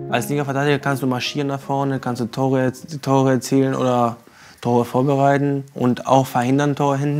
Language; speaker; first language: German; non-native, fluent; Albanian